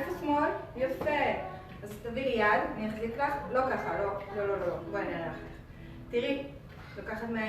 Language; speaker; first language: Hebrew; native; Hebrew